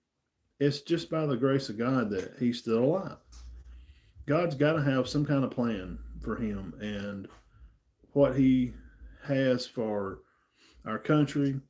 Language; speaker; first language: English; native; English